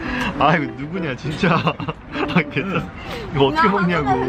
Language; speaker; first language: Korean; native; Korean